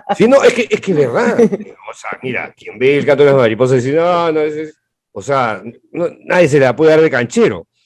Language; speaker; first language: Spanish; native; Spanish